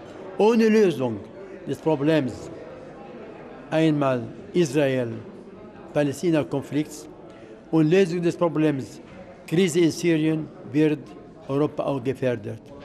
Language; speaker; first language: German; non-native, fluent; Arabic